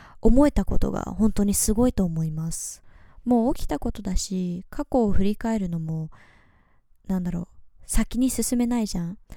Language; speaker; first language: Japanese; early bilingual, heritage; Japanese